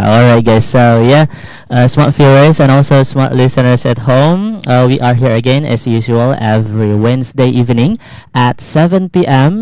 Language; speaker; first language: English; non-native, learner; Indonesian